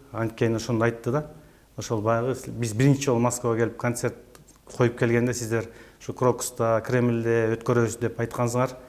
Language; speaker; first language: Kyrgyz; native; Kyrgyz